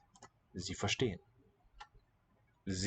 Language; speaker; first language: German; non-native, fluent; English